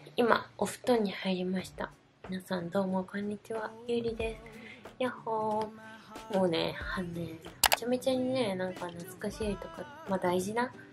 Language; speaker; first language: Japanese; native; Japanese